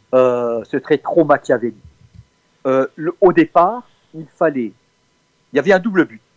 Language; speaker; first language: French; native; French